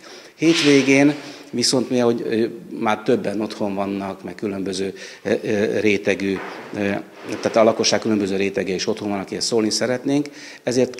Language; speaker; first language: Hungarian; native; Hungarian